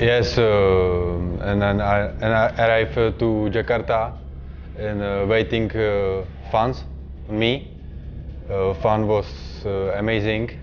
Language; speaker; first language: English; non-native, learner; Czech